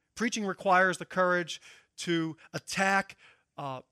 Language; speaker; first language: English; native; English